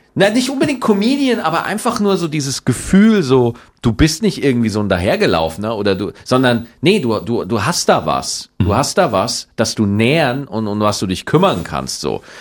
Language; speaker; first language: German; native; German